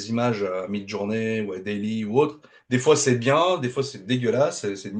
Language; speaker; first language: French; native; French